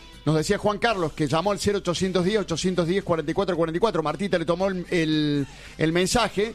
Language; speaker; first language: Spanish; native; Spanish